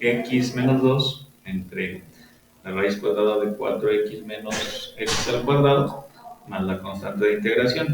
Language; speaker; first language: Spanish; native; Spanish